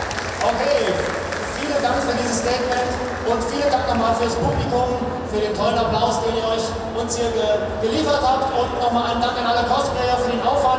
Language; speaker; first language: German; native; German